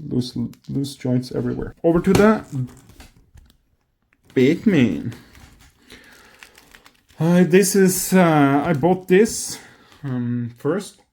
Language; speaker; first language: English; non-native, fluent; Norwegian